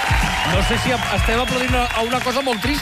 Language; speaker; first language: Catalan; native; Catalan